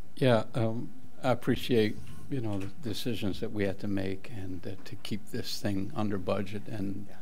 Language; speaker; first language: English; non-native, local second language; French